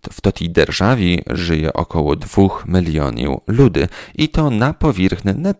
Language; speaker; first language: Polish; non-native, local second language; Rusyn